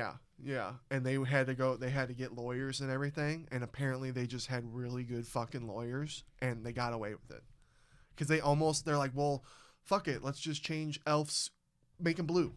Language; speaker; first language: English; native; English